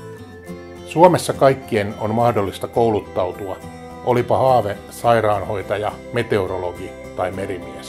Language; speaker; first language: Finnish; native; Finnish